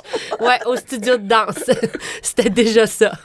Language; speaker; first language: French; native; French